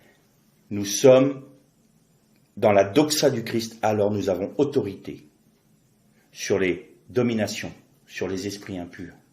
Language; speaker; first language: French; native; French